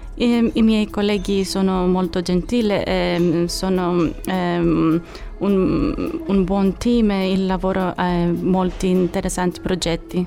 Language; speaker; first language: Italian; non-native, learner; Greek